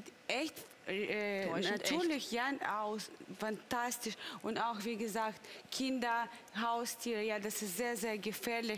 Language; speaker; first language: German; non-native, learner; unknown